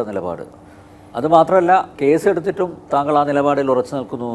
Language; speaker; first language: Malayalam; native; Malayalam